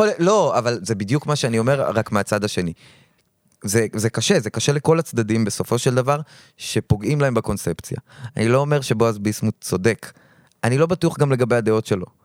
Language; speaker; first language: Hebrew; native; Hebrew